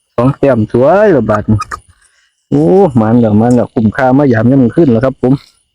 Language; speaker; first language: Thai; non-native, local second language; Northeastern Thai